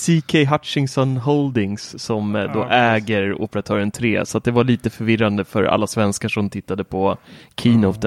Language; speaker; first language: Swedish; native; Swedish